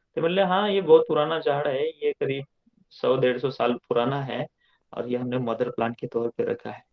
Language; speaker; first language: Hindi; non-native, local second language; Marathi